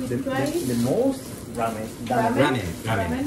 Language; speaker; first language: English; non-native, learner; Spanish